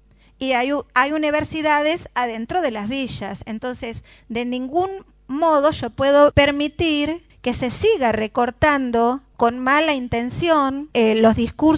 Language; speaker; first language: Spanish; native; Spanish